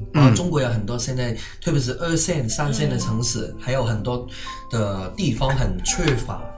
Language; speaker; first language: Chinese; non-native, local second language; Cantonese